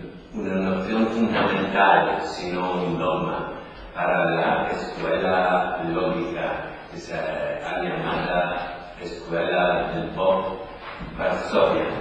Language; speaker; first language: Spanish; non-native, learner; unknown